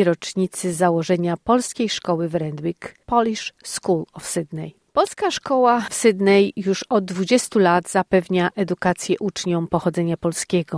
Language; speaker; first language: Polish; native; Polish